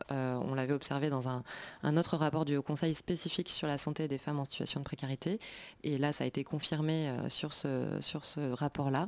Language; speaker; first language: French; native; French